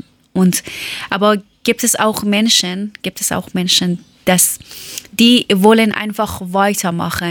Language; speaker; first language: German; non-native, learner; Persian